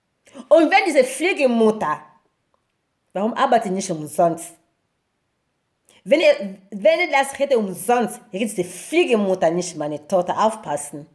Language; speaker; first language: German; non-native, learner; Lingala